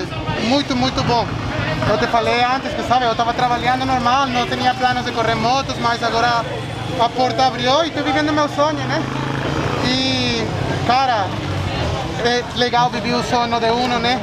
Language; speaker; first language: Portuguese; non-native, fluent; Spanish